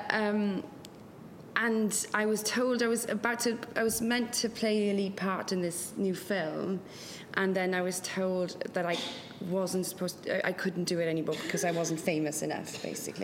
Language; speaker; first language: English; non-native, local second language; Welsh